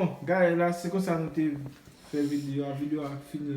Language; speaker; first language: Portuguese; non-native, learner; Haitian Creole